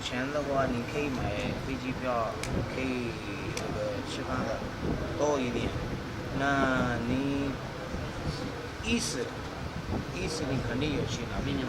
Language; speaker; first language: Chinese; non-native, learner; Punjabi